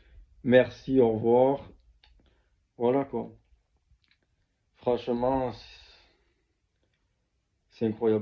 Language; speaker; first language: French; native; French